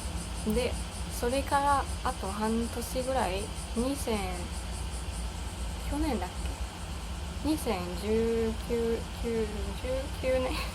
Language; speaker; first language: Japanese; non-native, learner; German